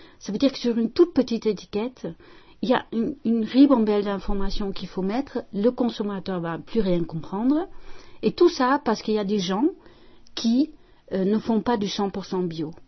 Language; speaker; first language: French; non-native, fluent; Dutch